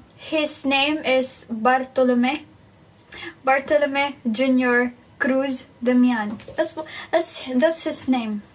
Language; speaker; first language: English; non-native, local second language; Filipino